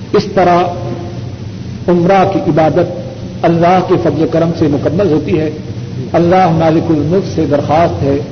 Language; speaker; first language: Urdu; non-native, local second language; Punjabi